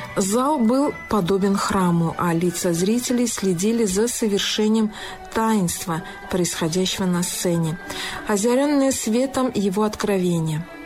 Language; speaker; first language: Russian; non-native, local second language; Tajik